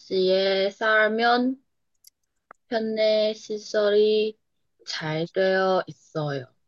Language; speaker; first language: Korean; non-native, learner; Chinese